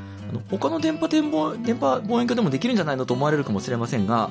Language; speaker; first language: Japanese; native; Japanese